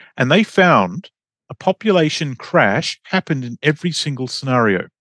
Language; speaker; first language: English; native; English